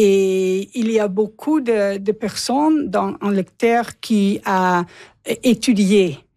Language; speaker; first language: French; non-native, learner; English